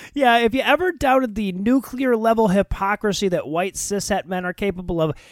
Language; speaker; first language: English; native; English